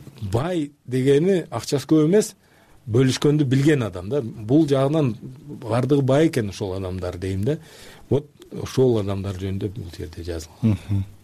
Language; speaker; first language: Kyrgyz; non-native, local second language; Uzbek